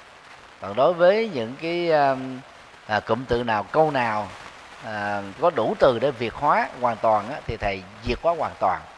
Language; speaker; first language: Vietnamese; native; Vietnamese